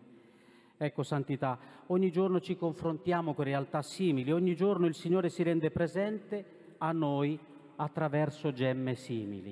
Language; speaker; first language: Italian; non-native, fluent; Romanian